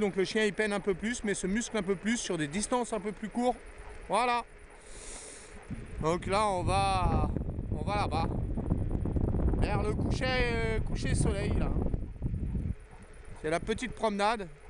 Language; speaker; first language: French; native; French